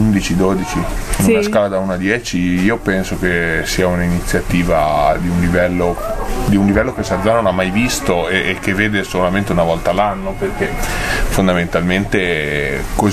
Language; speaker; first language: Italian; native; Italian